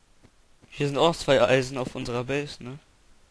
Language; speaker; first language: German; native; German